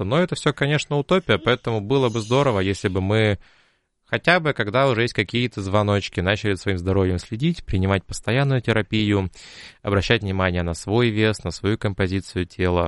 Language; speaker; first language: Russian; native; Russian